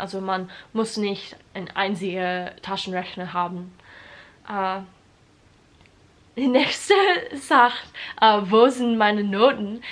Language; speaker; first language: German; non-native, learner; English